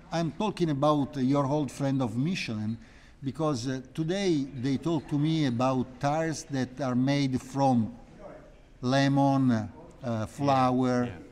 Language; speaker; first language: English; non-native, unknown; Italian